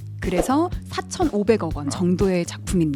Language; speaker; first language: Korean; native; Korean